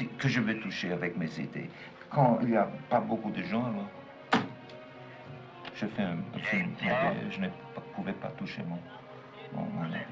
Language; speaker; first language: French; non-native, fluent; German